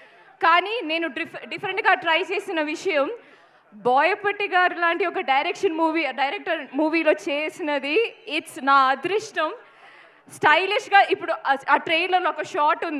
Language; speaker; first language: Telugu; non-native, learner; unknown